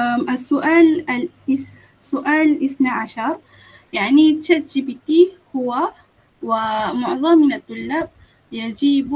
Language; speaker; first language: Arabic; non-native, learner; Malay